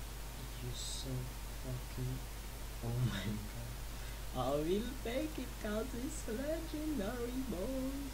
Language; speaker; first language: English; non-native, learner; Russian